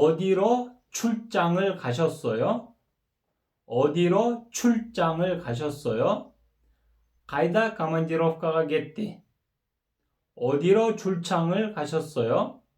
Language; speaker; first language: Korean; non-native, fluent; Kyrgyz